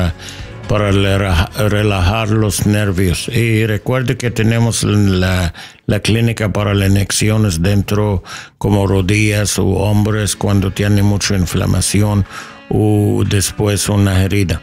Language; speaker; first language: Spanish; non-native, learner; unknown